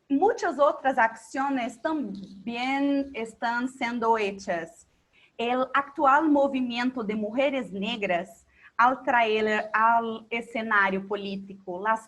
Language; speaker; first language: Spanish; non-native, local second language; Portuguese